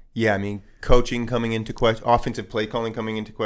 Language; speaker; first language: English; native; English